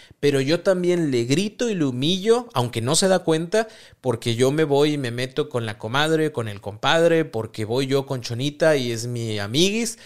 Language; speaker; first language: Spanish; native; Spanish